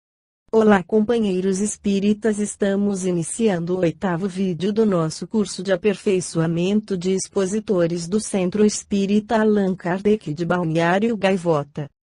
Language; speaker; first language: Portuguese; native; Portuguese